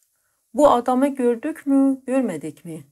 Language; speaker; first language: Turkish; non-native, fluent; Persian